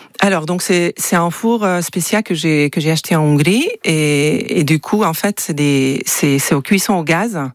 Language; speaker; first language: French; non-native, fluent; Hungarian